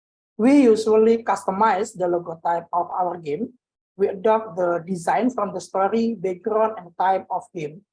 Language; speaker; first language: English; non-native, learner; Indonesian